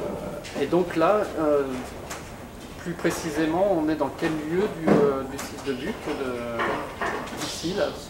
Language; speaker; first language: French; native; French